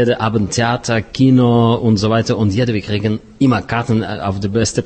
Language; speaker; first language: German; non-native, fluent; Russian